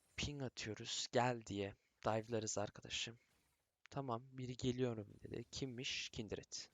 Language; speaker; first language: Turkish; early bilingual, heritage; Turkish